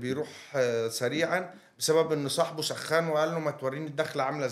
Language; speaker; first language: Arabic; native; Arabic